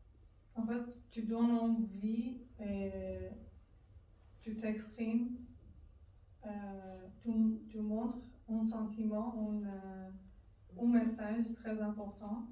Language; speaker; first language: French; non-native, learner; Persian